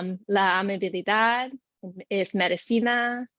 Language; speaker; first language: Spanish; non-native, learner; English